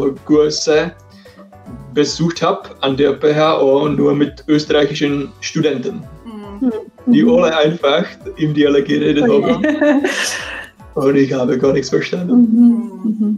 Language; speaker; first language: German; non-native, fluent; Czech